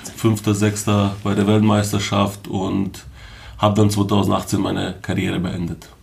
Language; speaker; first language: German; early bilingual, other home language; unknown